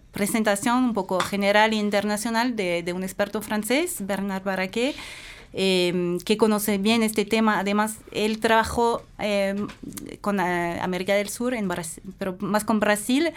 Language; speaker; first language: Spanish; non-native, fluent; French